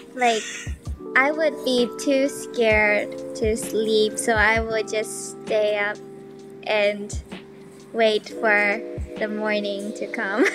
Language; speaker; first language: English; non-native, fluent; Japanese